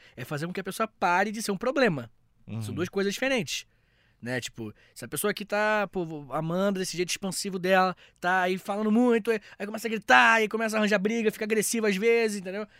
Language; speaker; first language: Portuguese; native; Portuguese